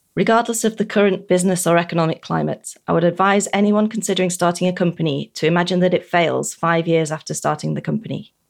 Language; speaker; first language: English; native; English